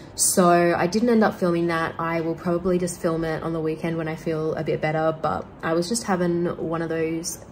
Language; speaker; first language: English; native; English